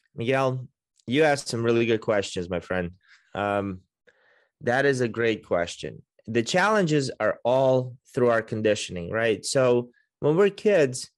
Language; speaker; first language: English; early bilingual, other home language; Russian